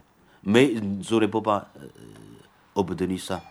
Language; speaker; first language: French; non-native, learner; Chinese